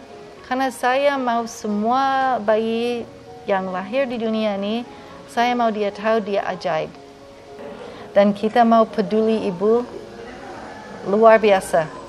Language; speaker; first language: Indonesian; non-native, fluent; English